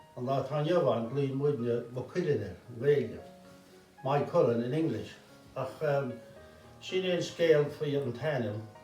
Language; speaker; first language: Irish; native; Irish